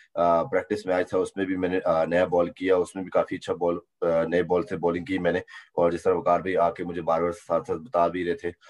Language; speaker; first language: Urdu; native; Urdu